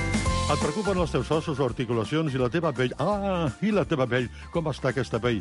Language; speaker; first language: Catalan; native; Catalan